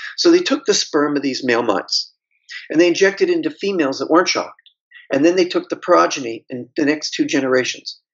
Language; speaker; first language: English; native; English